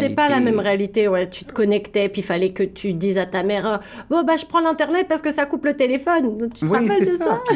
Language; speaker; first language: French; native; French